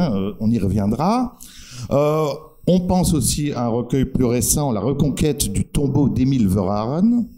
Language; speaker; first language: French; native; French